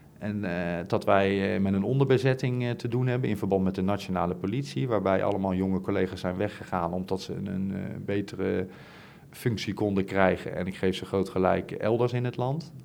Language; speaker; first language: Dutch; native; Dutch